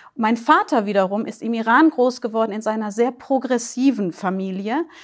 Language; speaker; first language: German; native; German